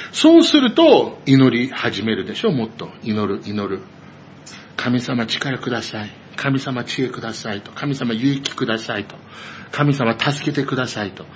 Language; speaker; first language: Japanese; non-native, fluent; English